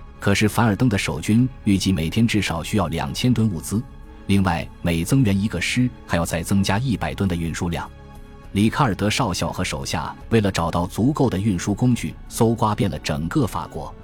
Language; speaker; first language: Chinese; native; Chinese